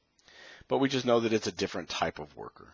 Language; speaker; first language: English; native; English